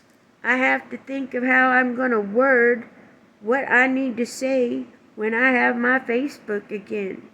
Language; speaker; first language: English; native; English